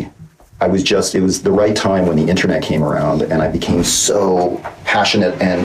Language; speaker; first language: English; native; English